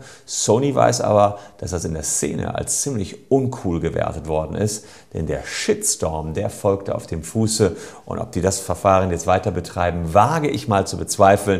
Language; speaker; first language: German; native; German